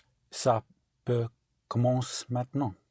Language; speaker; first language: French; non-native, learner; English